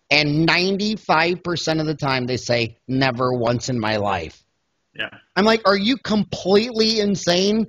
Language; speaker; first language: English; native; English